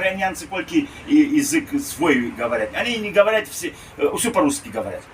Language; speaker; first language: Russian; early bilingual, heritage; Russian